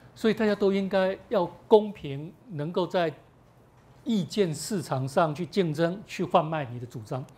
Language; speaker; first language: Chinese; native; Chinese